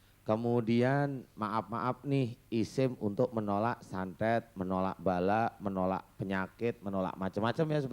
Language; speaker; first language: Indonesian; native; Indonesian